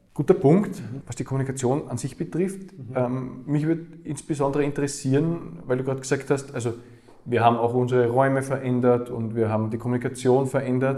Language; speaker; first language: German; native; German